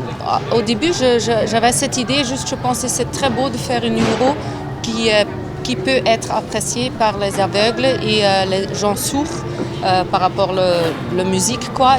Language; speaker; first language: French; non-native, fluent; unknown